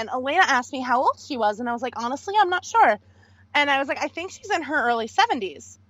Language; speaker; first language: English; native; English